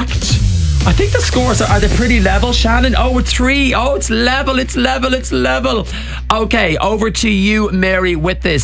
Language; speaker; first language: English; native; English